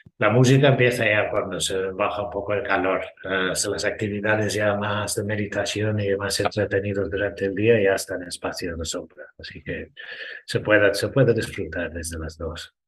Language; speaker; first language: Spanish; non-native, fluent; English